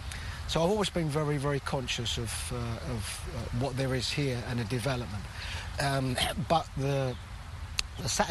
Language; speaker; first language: English; native; English